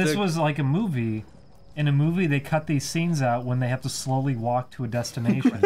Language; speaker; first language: English; native; English